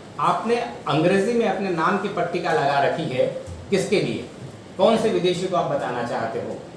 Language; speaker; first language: Hindi; native; Hindi